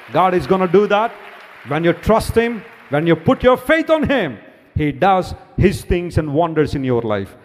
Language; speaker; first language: English; non-native, local second language; Telugu